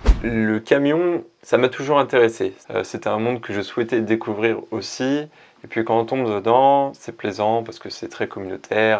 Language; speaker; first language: French; native; French